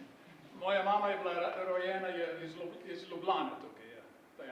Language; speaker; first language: Slovenian; early bilingual, heritage; Slovenian